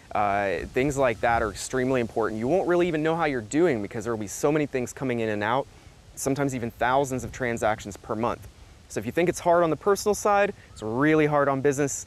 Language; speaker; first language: English; native; English